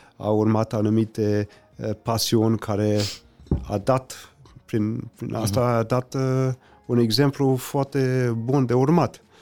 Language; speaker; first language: Romanian; non-native, fluent; English